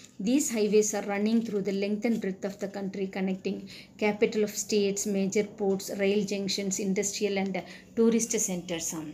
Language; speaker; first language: English; non-native, local second language; Tamil